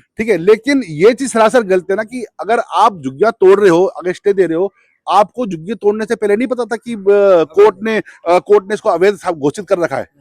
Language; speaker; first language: Hindi; native; Hindi